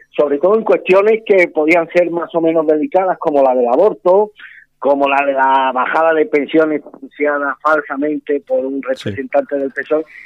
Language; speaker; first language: Spanish; native; Spanish